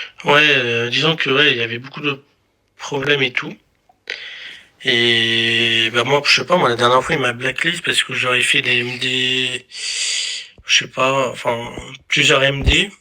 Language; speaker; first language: French; native; French